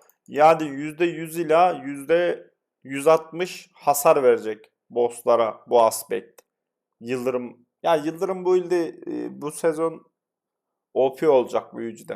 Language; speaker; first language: Turkish; native; Turkish